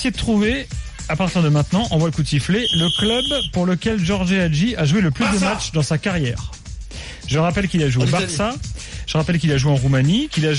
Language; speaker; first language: French; native; French